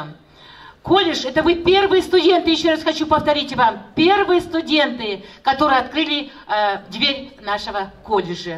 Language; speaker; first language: Russian; non-native, local second language; Kazakh